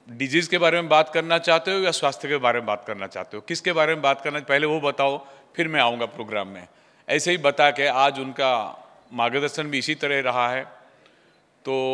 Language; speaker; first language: Hindi; non-native, local second language; Odia